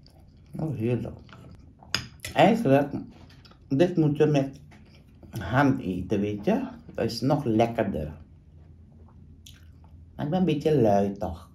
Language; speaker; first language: Dutch; non-native, local second language; Caribbean Hindustani